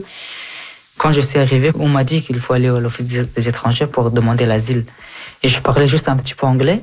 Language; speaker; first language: French; early bilingual, other home language; Hazaragi